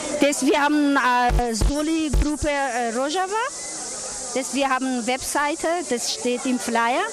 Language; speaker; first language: German; non-native, learner; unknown